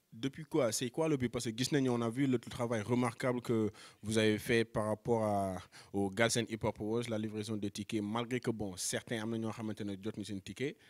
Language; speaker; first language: French; non-native, local second language; Wolof